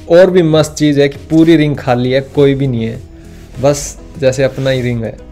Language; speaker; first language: Hindi; native; Hindi